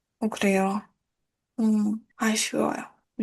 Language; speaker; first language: Korean; non-native, learner; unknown